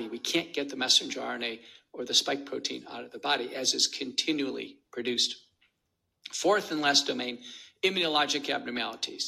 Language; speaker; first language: English; native; English